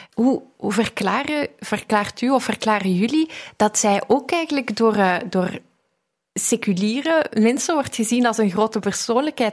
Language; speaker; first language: Dutch; native; Dutch